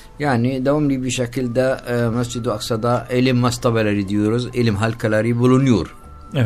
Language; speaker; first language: Turkish; non-native, learner; Arabic